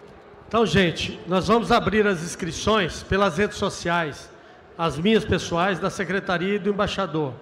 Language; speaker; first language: Portuguese; native; Portuguese